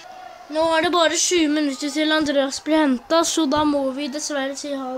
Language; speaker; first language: Norwegian; native; Norwegian